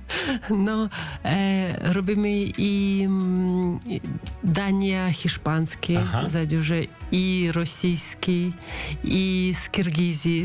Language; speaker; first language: Polish; non-native, learner; Russian